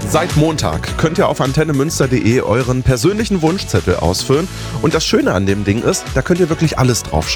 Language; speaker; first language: German; native; German